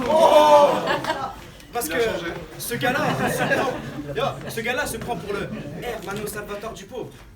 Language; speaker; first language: French; native; French